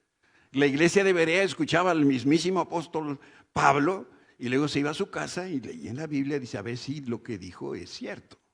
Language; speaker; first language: Spanish; native; Spanish